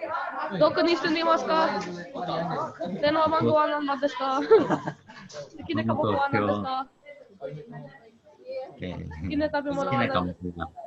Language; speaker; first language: Japanese; non-native, learner; English